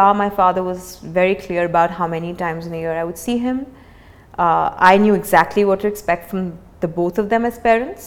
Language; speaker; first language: English; non-native, local second language; Hindi